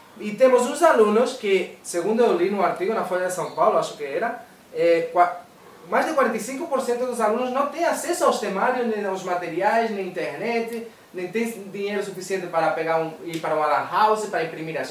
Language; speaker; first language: Portuguese; non-native, fluent; Spanish